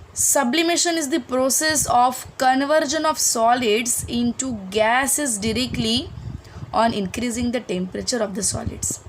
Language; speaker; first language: English; non-native, local second language; Hindi